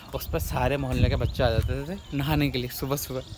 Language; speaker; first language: Hindi; native; Hindi